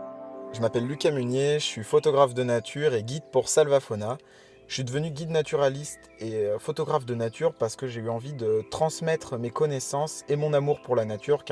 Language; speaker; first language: French; native; French